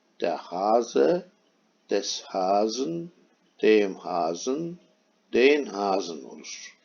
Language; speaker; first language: German; non-native, fluent; Turkish